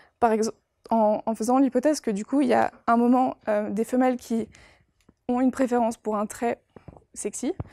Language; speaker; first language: French; native; French